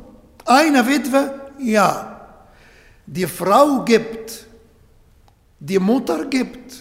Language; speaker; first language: German; non-native, learner; Arabic